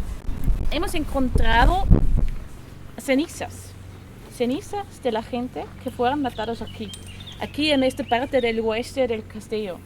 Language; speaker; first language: Spanish; non-native, learner; German